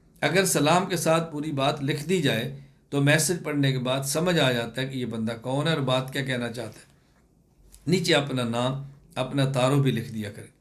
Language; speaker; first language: Urdu; non-native, local second language; Punjabi